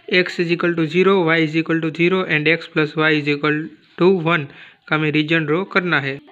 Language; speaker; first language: Hindi; non-native, local second language; Gujarati